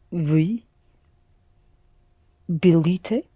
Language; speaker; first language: Russian; non-native, learner; English